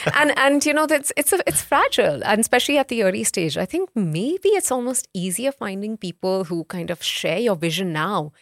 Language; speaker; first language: English; non-native, local second language; Hindi